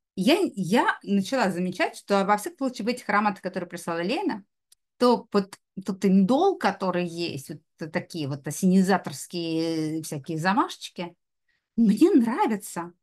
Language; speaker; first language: Russian; native; Russian